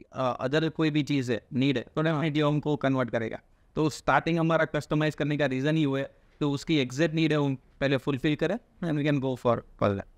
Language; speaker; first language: Hindi; non-native, local second language; Gujarati